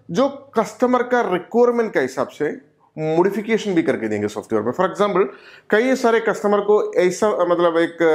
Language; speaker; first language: Hindi; non-native, local second language; Malayalam